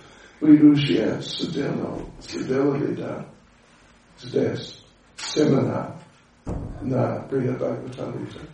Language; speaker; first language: Russian; non-native, learner; English